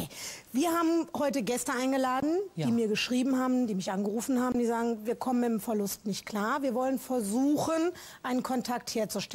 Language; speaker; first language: German; native; German